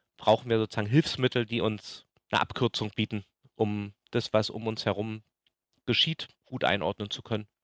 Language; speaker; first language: German; native; German